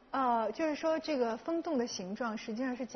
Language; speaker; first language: Chinese; native; Chinese